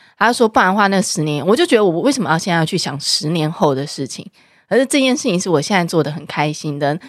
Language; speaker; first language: Chinese; native; Chinese